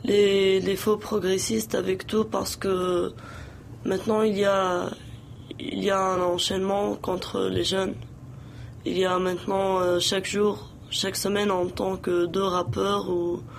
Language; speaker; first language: French; non-native, local second language; Arabic